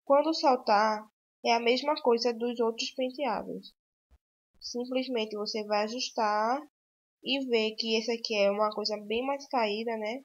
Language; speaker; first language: Portuguese; native; Portuguese